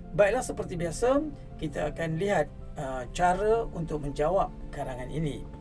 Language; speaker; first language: Malay; non-native, local second language; Tamil